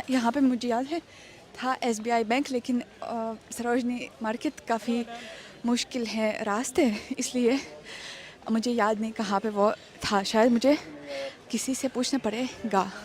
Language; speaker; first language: Hindi; non-native, learner; Russian